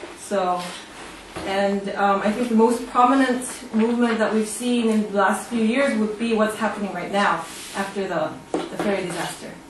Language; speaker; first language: English; non-native, fluent; Korean